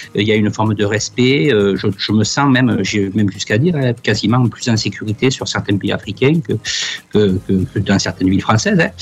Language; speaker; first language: French; native; French